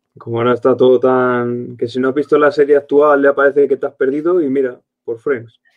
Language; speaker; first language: Spanish; native; Spanish